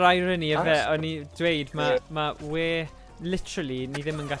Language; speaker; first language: Welsh; native; Welsh